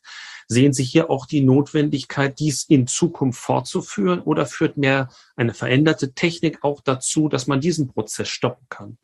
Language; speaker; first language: German; native; German